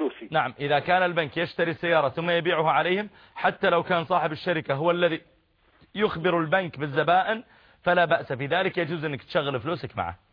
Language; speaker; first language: Arabic; native; Arabic